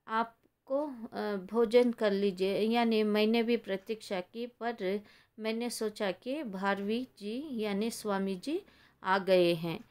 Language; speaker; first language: Hindi; non-native, local second language; Kannada